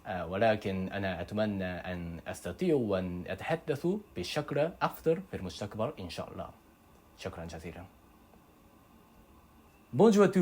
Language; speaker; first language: Arabic; non-native, learner; Japanese